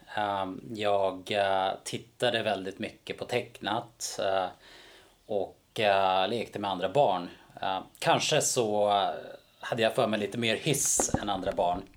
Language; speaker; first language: Swedish; early bilingual, other home language; Bosnian